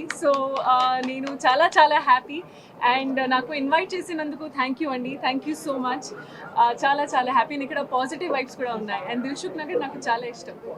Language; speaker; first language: Telugu; non-native, fluent; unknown